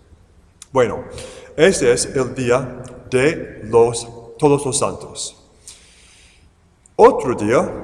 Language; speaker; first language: Spanish; non-native, fluent; English